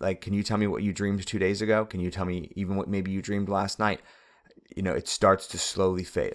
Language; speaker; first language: English; native; English